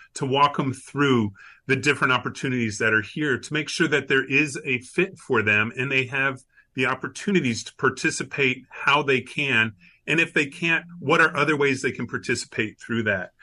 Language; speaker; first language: English; native; English